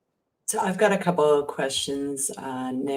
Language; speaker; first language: English; native; English